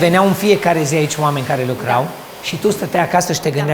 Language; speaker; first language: Romanian; native; Romanian